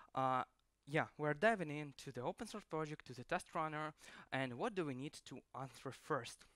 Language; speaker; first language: English; non-native, fluent; Ukrainian